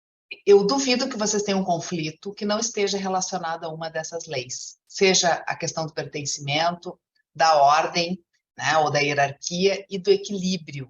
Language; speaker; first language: Portuguese; native; Portuguese